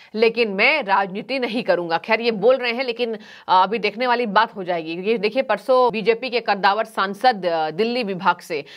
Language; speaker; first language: Hindi; native; Hindi